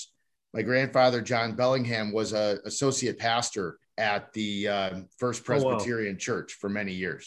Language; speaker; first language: English; native; English